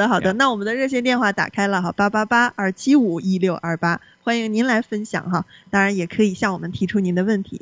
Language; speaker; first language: Chinese; native; Chinese